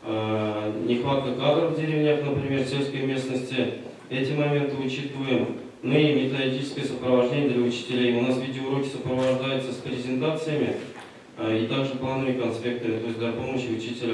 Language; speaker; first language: Russian; non-native, local second language; Tatar